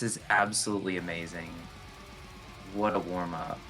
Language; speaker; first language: English; native; English